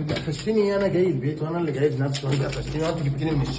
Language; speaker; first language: Arabic; native; Arabic